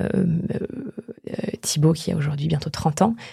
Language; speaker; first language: French; native; French